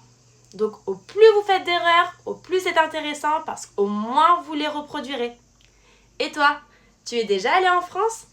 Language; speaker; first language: French; native; French